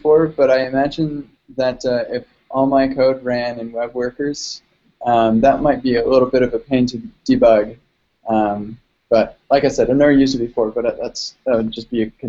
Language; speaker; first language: English; native; English